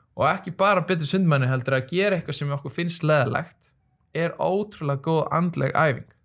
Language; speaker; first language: Icelandic; early bilingual, other home language; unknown